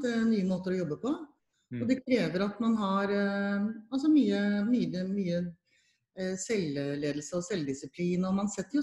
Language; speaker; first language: Norwegian; native; Norwegian